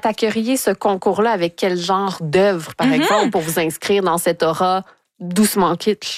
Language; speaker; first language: French; native; French